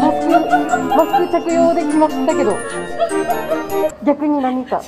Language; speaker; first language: Japanese; native; Japanese